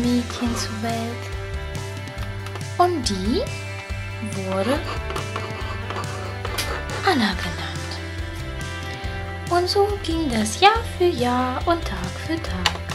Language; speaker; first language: German; early bilingual, other home language; Russian